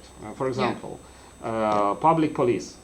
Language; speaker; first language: English; non-native, learner; Russian